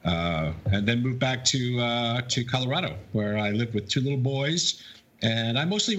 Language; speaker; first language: English; native; English